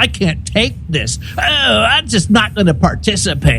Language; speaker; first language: English; native; English